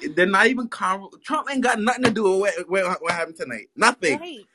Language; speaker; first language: English; native; English